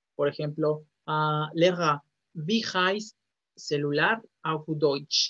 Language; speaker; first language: German; non-native, fluent; Spanish